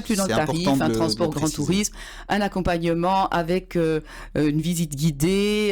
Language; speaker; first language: French; native; French